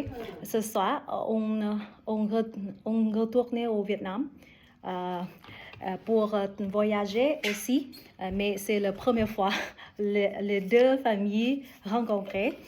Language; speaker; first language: French; non-native, learner; Vietnamese